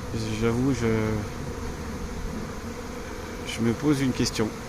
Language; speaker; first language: French; native; French